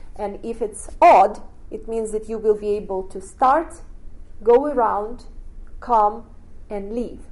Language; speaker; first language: English; non-native, fluent; Russian